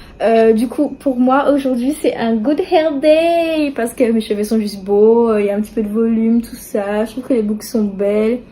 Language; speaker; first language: French; native; French